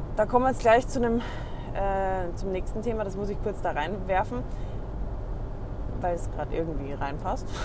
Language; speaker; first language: German; native; German